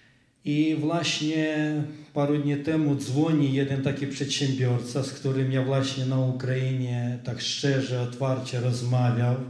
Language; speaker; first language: Polish; non-native, fluent; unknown